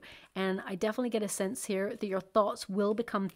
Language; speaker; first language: English; native; English